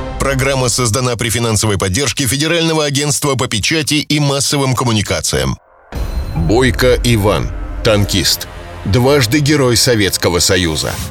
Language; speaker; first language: Russian; native; Russian